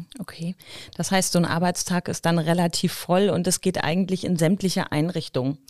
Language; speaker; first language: German; native; German